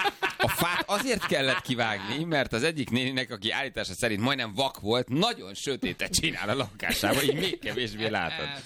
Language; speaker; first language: Hungarian; native; Hungarian